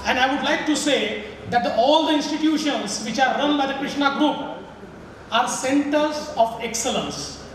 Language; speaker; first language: English; non-native, local second language; Marathi